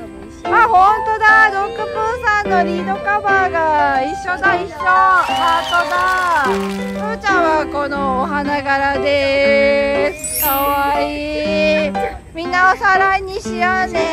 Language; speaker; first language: Japanese; native; Japanese